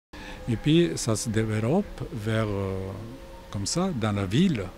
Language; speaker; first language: French; non-native, fluent; Japanese